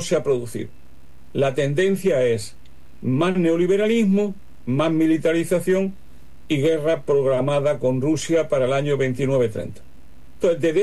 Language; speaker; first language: Spanish; native; Spanish